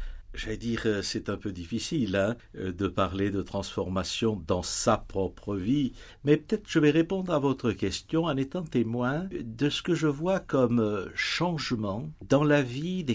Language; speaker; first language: French; native; French